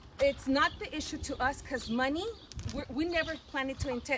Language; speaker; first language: English; early bilingual, other home language; Spanish